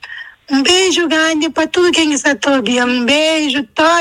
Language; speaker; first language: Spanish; non-native, learner; Kabuverdianu